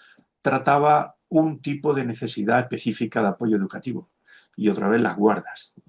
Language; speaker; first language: Spanish; native; Spanish